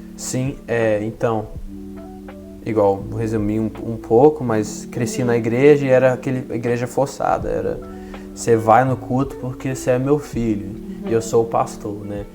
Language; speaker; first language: Portuguese; early bilingual, heritage; Portuguese